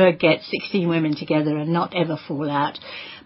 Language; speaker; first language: English; native; English